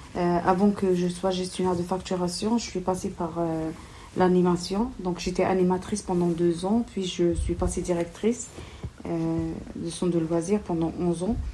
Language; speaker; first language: French; non-native, local second language; Kabyle